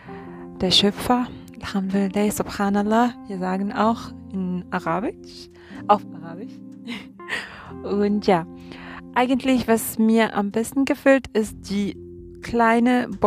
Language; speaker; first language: German; non-native, learner; Arabic